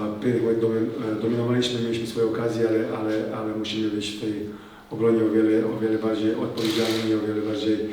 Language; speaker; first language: Polish; non-native, fluent; Serbian